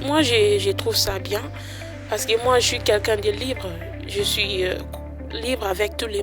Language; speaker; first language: French; non-native, fluent; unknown